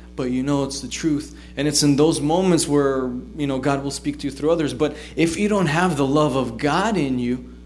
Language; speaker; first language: English; native; English